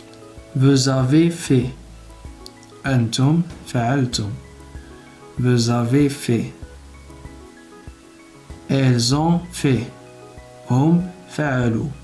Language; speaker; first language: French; non-native, local second language; Arabic